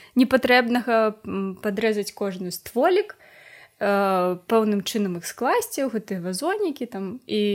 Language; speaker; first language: Belarusian; non-native, local second language; Russian